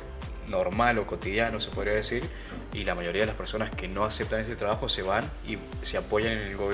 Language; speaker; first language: Spanish; native; Spanish